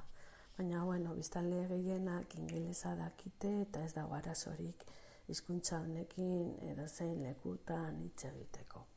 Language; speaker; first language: Basque; non-native, local second language; Spanish